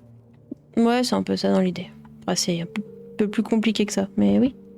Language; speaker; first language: French; native; French